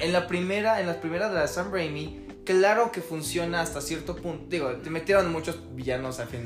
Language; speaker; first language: Spanish; native; Spanish